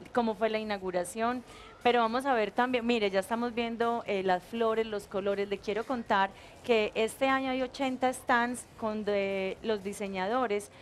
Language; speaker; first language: Spanish; native; Spanish